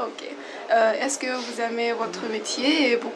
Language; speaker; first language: French; non-native, learner; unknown